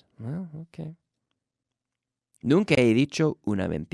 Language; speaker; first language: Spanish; non-native, fluent; English